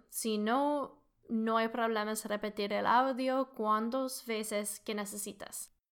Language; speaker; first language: Spanish; non-native, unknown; English